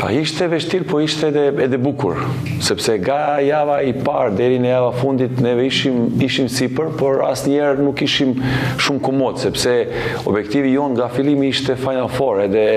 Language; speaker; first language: Albanian; non-native, learner; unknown